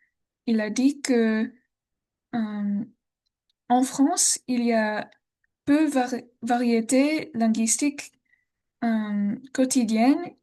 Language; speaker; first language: French; non-native, learner; English